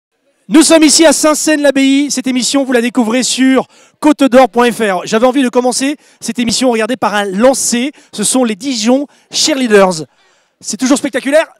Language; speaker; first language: French; native; French